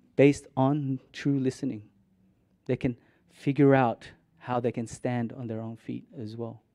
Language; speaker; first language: English; non-native, local second language; Cebuano